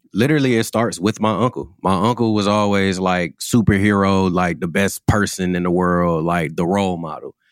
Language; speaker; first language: English; native; English